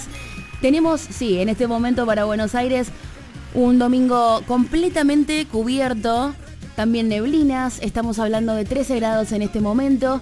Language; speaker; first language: Spanish; native; Spanish